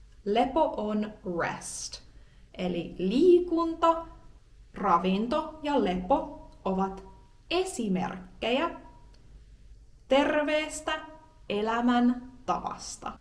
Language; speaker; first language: Finnish; native; Finnish